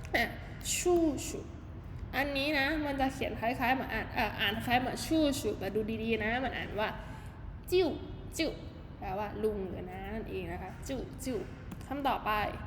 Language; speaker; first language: Thai; native; Thai